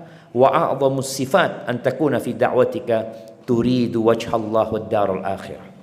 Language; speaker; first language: Arabic; non-native, fluent; Indonesian